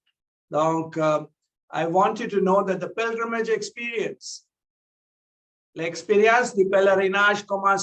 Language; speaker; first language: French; non-native, local second language; English